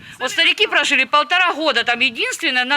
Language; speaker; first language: Russian; native; Russian